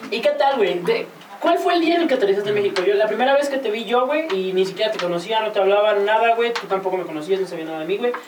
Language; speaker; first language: Spanish; native; Spanish